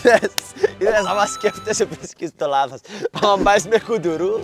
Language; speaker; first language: Greek; native; Greek